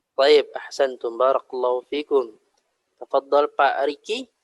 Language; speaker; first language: Arabic; non-native, fluent; Indonesian